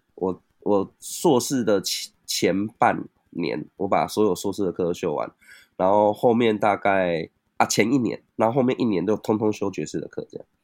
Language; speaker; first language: Chinese; native; Chinese